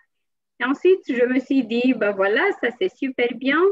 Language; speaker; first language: French; non-native, fluent; Romanian